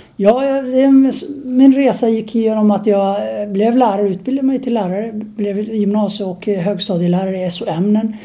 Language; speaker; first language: Swedish; non-native, fluent; Somali